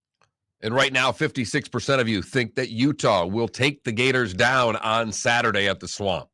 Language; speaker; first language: English; native; English